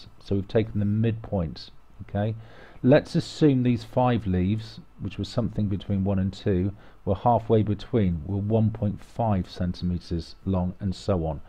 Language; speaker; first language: English; native; English